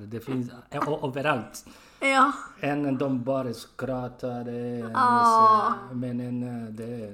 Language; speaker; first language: Swedish; non-native, learner; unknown